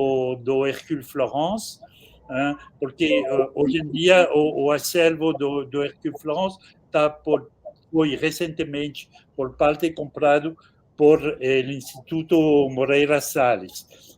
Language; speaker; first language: Portuguese; non-native, fluent; French